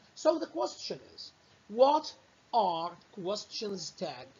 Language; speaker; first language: English; non-native, fluent; Arabic